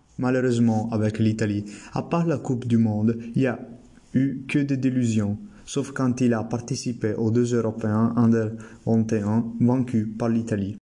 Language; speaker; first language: French; non-native, learner; Italian